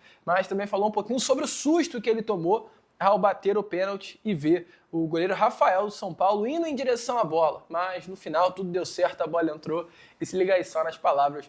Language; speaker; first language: Portuguese; native; Portuguese